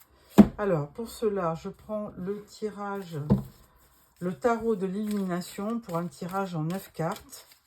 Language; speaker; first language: French; native; French